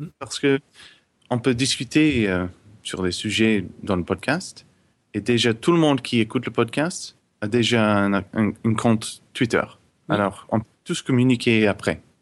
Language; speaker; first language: French; non-native, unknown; English